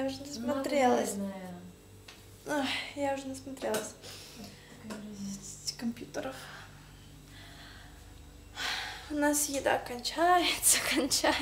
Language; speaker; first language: Russian; early bilingual, heritage; Russian